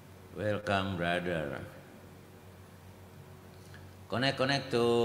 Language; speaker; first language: English; non-native, learner; Indonesian